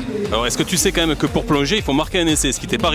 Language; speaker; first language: French; native; French